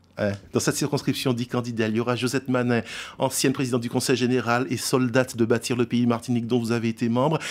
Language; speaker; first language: French; native; French